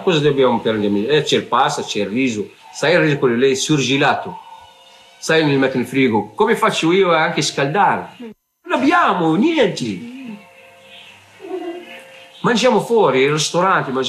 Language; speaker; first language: Italian; non-native, learner; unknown